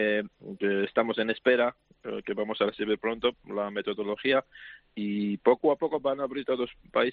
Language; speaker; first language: Spanish; non-native, fluent; Georgian